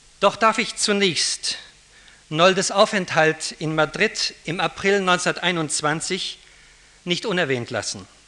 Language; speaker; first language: German; native; German